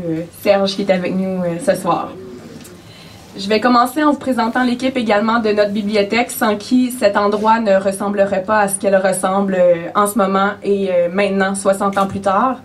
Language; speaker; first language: French; native; French